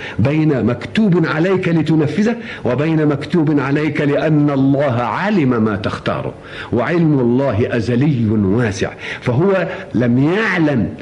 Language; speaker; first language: Arabic; native; Arabic